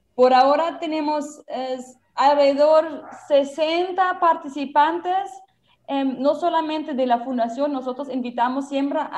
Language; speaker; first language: Spanish; non-native, fluent; German